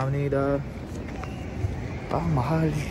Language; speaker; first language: Korean; non-native, learner; Filipino